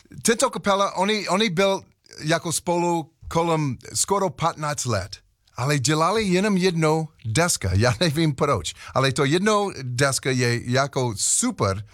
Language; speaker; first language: Czech; non-native, learner; English